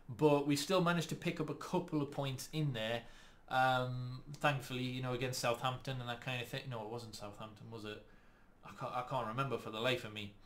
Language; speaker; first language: English; native; English